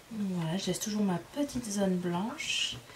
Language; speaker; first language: French; native; French